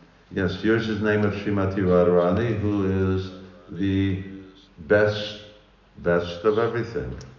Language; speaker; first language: English; early bilingual, other home language; Hungarian